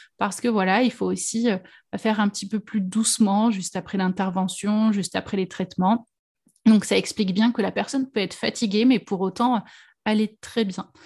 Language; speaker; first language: French; native; French